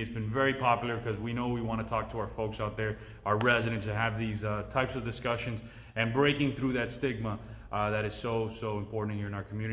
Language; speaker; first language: English; early bilingual, other home language; Spanish